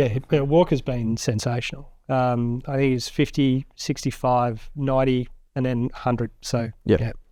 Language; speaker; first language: English; native; English